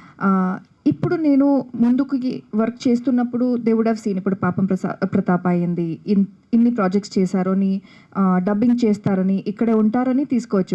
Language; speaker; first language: Telugu; non-native, fluent; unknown